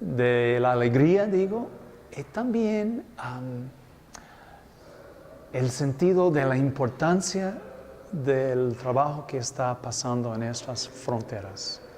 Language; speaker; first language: Spanish; non-native, fluent; English